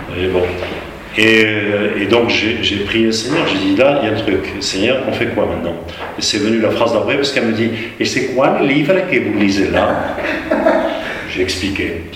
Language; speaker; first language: French; native; French